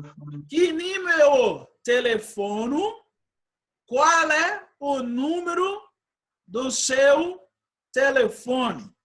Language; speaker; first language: Portuguese; non-native, fluent; Haitian Creole